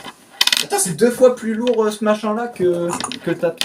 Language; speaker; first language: French; native; French